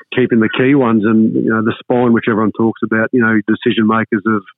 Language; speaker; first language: English; native; English